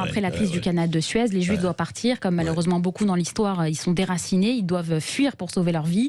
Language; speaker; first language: French; native; French